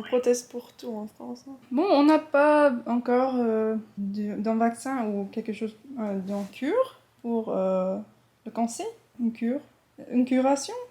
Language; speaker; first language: French; non-native, fluent; English